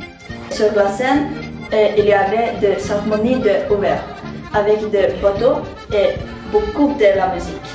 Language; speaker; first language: French; non-native, learner; Norwegian